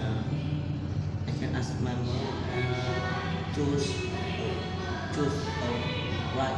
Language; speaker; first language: English; non-native, learner; Vietnamese